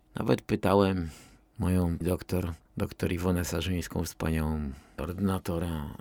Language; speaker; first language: Polish; native; Polish